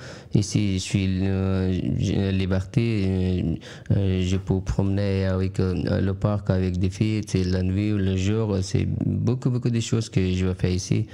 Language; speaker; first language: French; non-native, learner; Persian